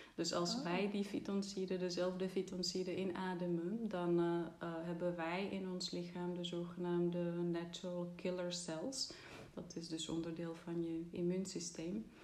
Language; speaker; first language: Dutch; non-native, fluent; Czech